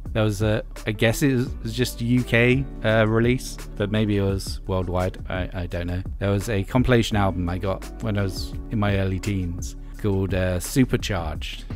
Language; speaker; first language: English; native; English